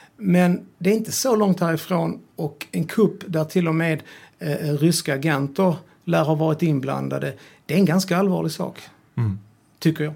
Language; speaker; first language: Swedish; early bilingual, other home language; Serbian